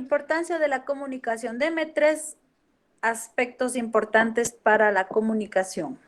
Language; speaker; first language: Spanish; native; Spanish